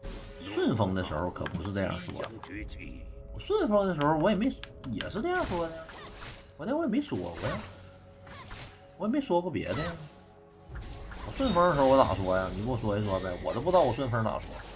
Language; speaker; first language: Chinese; native; Chinese